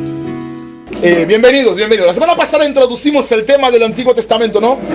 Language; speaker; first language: Spanish; native; Spanish